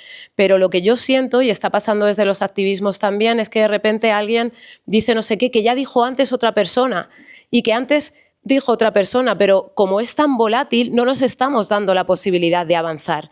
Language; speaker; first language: Spanish; native; Spanish